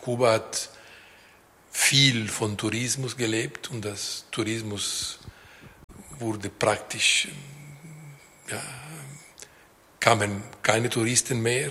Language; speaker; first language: German; non-native, local second language; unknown